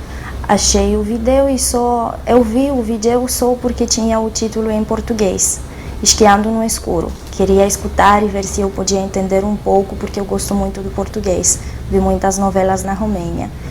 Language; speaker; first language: Portuguese; non-native, fluent; Romanian